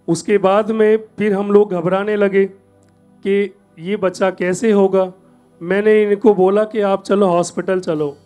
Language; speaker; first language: Hindi; native; Hindi